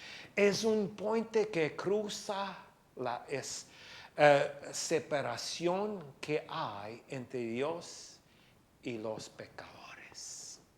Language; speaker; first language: Spanish; non-native, fluent; English